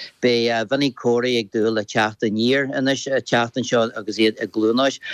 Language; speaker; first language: Irish; native; Irish